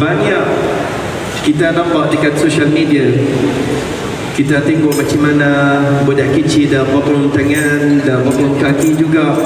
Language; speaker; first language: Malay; non-native, fluent; Arabic